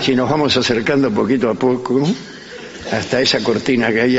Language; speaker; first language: Spanish; native; Spanish